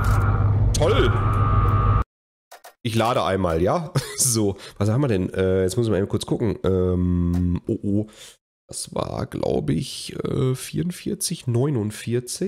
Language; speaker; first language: German; native; German